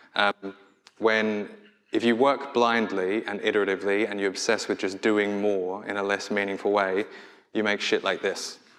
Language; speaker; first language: English; native; English